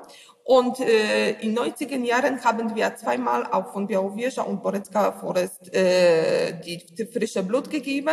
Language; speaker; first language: German; non-native, learner; Polish